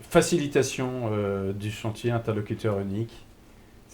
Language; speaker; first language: French; native; French